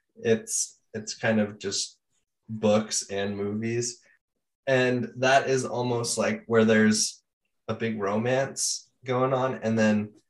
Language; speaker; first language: English; native; English